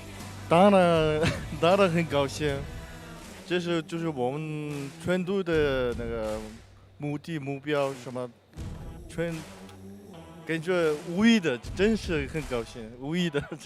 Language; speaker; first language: Chinese; non-native, learner; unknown